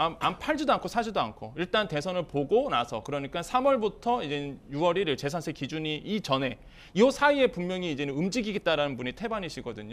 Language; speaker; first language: Korean; native; Korean